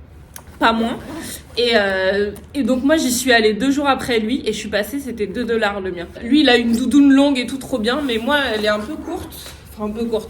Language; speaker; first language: French; native; French